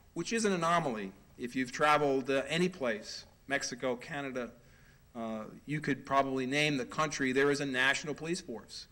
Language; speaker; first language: English; native; English